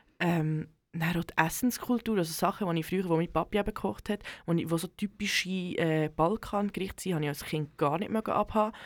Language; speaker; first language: German; early bilingual, other home language; Serbian